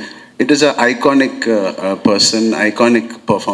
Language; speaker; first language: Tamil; non-native, learner; Telugu